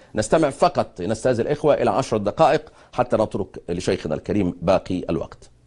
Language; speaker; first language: Arabic; native; Arabic